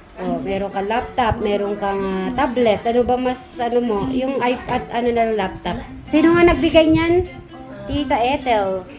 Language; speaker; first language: Filipino; native; Filipino